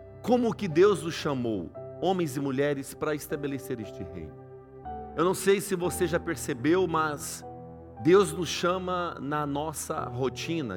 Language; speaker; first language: Portuguese; native; Portuguese